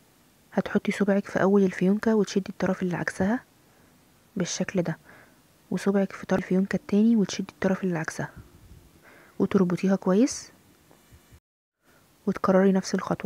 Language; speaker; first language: Arabic; native; Arabic